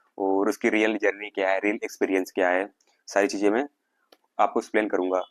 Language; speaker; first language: Hindi; native; Hindi